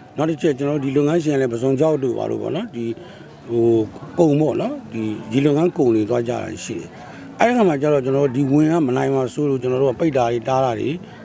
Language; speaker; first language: Burmese; native; Burmese